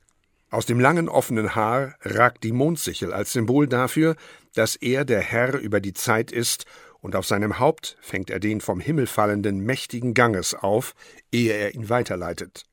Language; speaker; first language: German; native; German